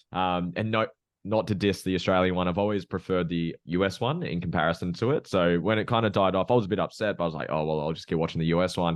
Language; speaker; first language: English; native; English